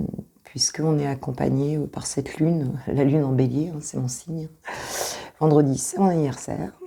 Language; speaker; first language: French; native; French